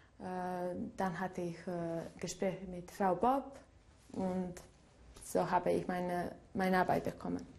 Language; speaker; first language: German; non-native, fluent; Bosnian